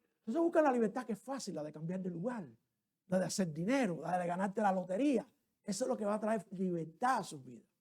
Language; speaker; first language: Spanish; native; Spanish